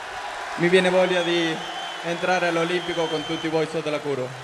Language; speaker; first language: Italian; non-native, fluent; Spanish